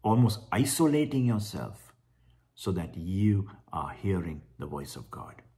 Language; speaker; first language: English; non-native, local second language; Sinhala